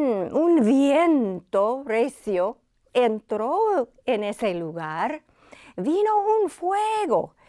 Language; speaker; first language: Spanish; non-native, fluent; English